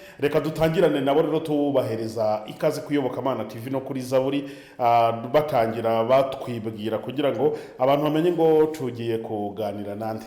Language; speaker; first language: Kinyarwanda; native; Kinyarwanda